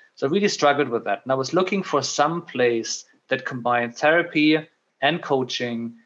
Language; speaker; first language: English; non-native, fluent; German